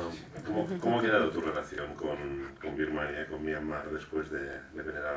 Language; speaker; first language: Spanish; native; Spanish